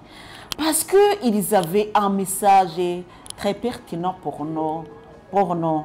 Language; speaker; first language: French; non-native, local second language; Kinyarwanda